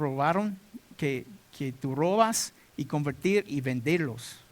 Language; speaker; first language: Spanish; non-native, learner; English